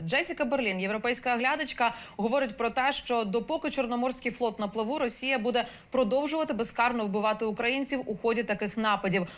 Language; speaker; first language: Ukrainian; native; Ukrainian